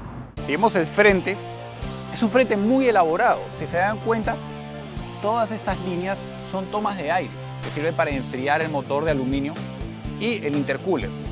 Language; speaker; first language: Spanish; native; Spanish